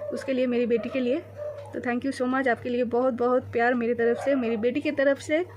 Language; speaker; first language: Hindi; non-native, local second language; Bangla